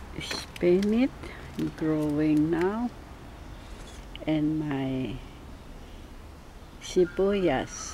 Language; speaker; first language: English; non-native, learner; Filipino